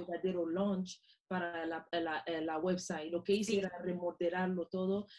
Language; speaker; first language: Spanish; non-native, local second language; Fang